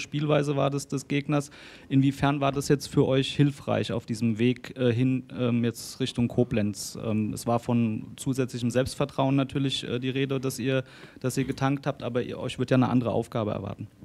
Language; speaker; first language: German; native; German